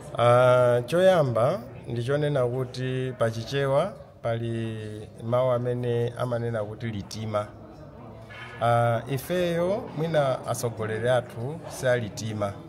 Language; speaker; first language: Nyanja; native; Nyanja